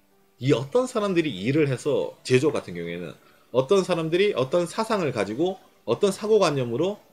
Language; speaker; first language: Korean; native; Korean